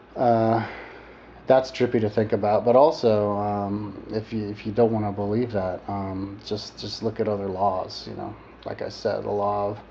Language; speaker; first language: English; native; English